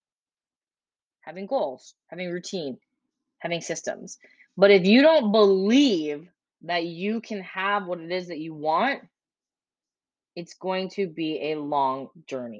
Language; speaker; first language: English; native; English